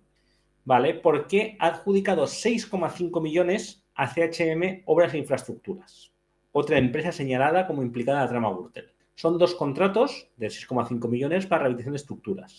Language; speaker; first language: Spanish; native; Spanish